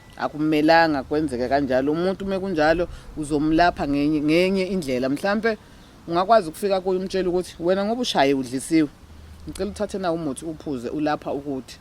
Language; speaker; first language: Zulu; native; Zulu